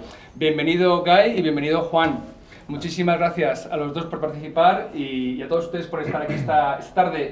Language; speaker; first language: Spanish; native; Spanish